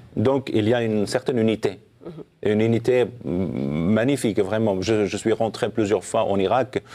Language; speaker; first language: French; non-native, fluent; Assyrian Neo-Aramaic